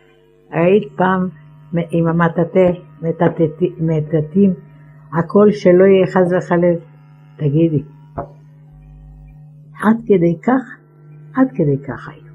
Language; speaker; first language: Hebrew; non-native, fluent; Ladino